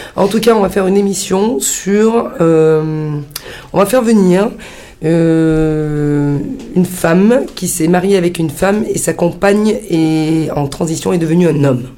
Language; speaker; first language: French; early bilingual, heritage; Italian